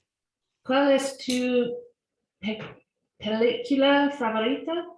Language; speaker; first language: Spanish; non-native, learner; English